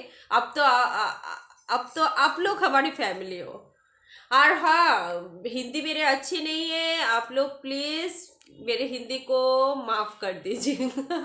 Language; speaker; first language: Hindi; non-native, local second language; Bangla